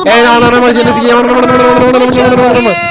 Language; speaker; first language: Turkish; native; Turkish